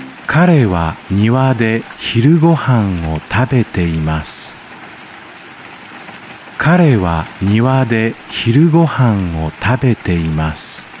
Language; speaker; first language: Japanese; non-native, learner; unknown